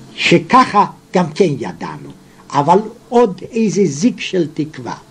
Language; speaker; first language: Hebrew; non-native, fluent; Yiddish